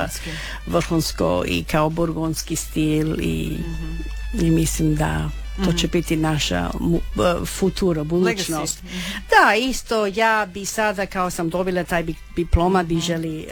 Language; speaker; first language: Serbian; non-native, learner; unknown